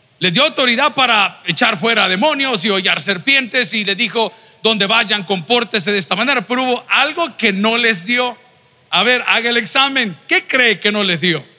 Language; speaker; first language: Spanish; native; Spanish